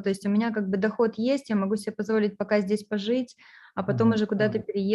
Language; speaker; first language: Russian; native; Russian